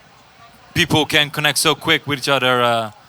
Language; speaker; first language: English; non-native, fluent; Dutch